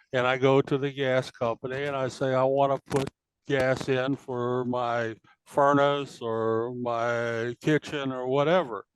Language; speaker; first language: English; native; English